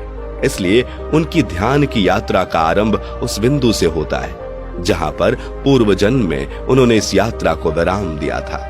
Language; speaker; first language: Hindi; native; Hindi